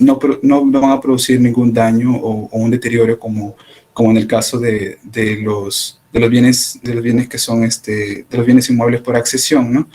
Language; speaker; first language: Spanish; native; Spanish